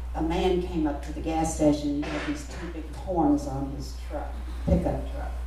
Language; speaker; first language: English; native; English